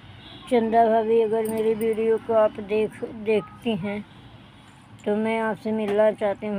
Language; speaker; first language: Hindi; non-native, local second language; Bhojpuri